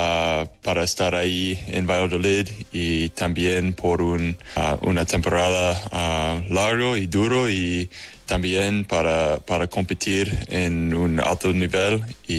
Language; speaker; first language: Spanish; non-native, learner; English